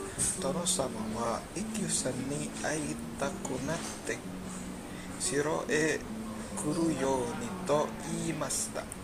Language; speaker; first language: Japanese; non-native, learner; Indonesian